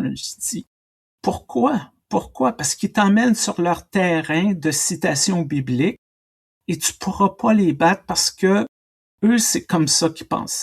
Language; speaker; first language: French; native; French